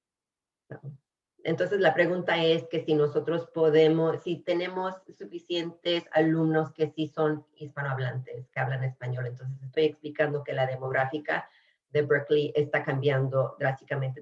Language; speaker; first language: Spanish; early bilingual, other home language; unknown